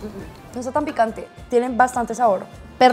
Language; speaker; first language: Spanish; native; Spanish